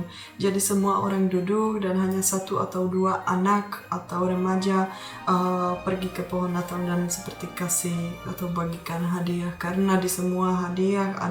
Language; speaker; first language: Indonesian; non-native, fluent; Czech